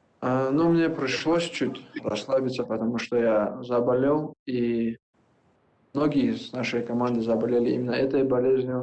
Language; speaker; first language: Russian; non-native, local second language; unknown